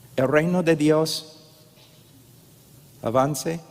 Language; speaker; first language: Spanish; non-native, fluent; English